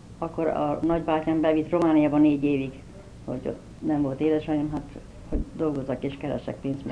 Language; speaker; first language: Hungarian; native; Hungarian